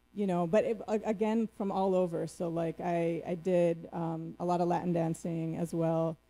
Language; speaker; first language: English; native; English